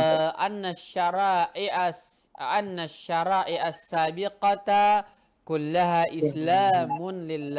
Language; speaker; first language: Arabic; non-native, fluent; Indonesian